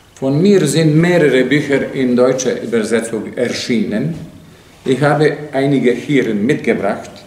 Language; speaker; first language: German; non-native, fluent; Serbian